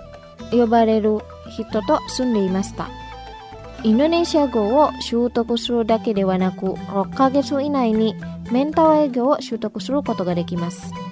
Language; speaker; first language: Japanese; non-native, fluent; Indonesian